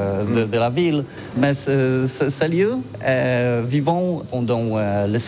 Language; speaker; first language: French; non-native, learner; Polish